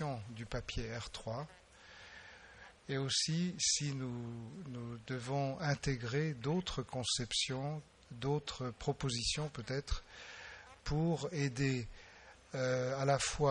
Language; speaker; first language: French; native; French